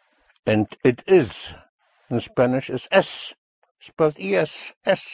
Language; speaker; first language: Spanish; non-native, fluent; English